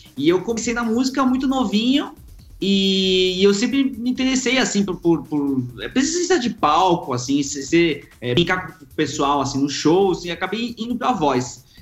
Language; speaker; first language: Portuguese; early bilingual, other home language; Spanish